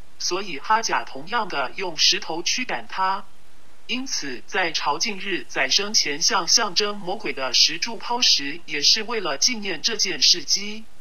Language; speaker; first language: Chinese; non-native, local second language; Cantonese